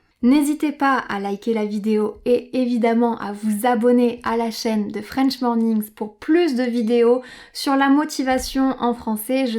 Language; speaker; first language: French; native; French